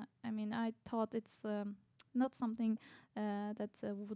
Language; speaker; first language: English; non-native, fluent; Turkish